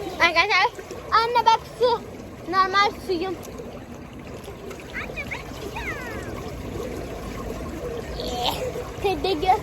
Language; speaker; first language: Turkish; early bilingual, heritage; Turkish